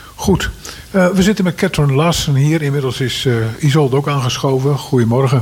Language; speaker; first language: Dutch; native; Dutch